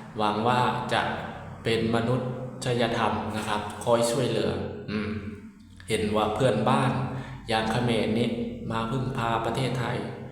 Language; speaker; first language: Thai; native; Thai